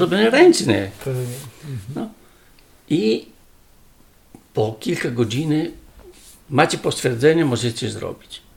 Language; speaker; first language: Polish; non-native, learner; Italian